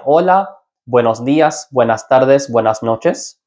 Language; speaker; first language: Spanish; non-native, fluent; English